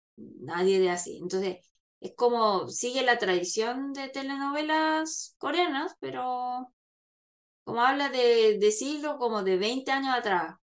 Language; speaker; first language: Spanish; non-native, fluent; Korean